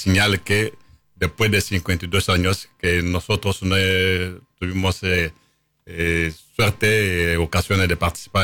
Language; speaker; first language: Spanish; non-native, fluent; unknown